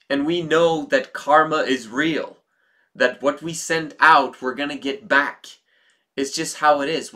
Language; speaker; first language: English; native; English